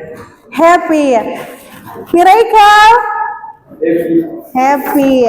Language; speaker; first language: English; non-native, learner; Indonesian